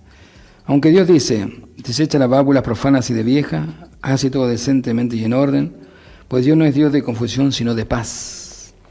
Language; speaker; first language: Spanish; native; Spanish